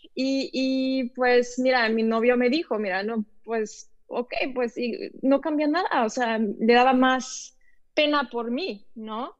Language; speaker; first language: Spanish; early bilingual, other home language; French